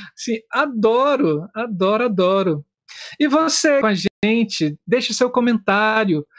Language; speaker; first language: Portuguese; native; Portuguese